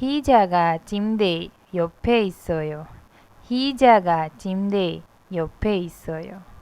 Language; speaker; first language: Korean; non-native, fluent; Hindi